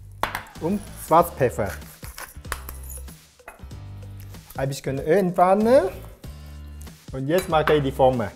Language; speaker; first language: German; non-native, learner; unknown